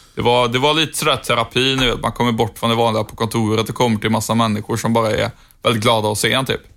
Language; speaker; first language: Swedish; native; Swedish